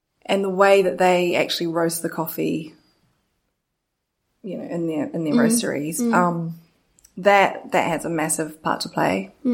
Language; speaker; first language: English; native; English